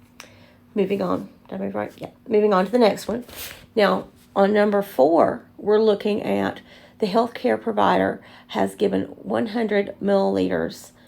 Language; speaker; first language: English; native; English